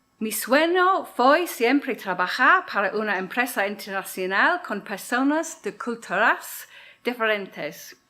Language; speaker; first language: Spanish; non-native, learner; English